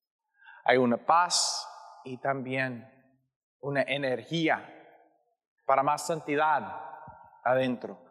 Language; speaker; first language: Spanish; non-native, learner; English